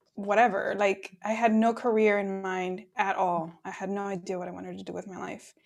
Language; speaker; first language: English; early bilingual, other home language; Spanish